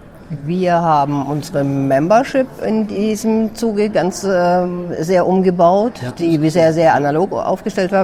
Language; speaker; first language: German; native; German